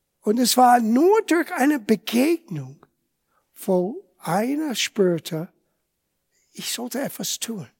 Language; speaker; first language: German; non-native, fluent; English